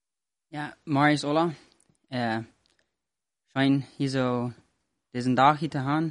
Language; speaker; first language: German; non-native, learner; Plautdietsch